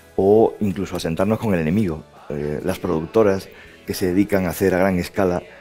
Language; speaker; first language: Spanish; native; Spanish